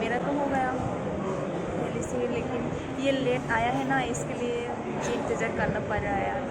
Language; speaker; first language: Hindi; non-native, local second language; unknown